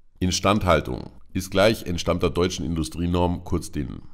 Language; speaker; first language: German; native; German